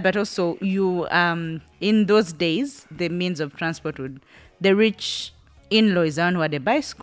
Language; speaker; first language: English; non-native, local second language; Ganda